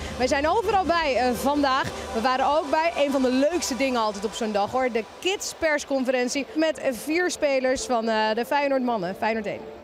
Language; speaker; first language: Dutch; native; Dutch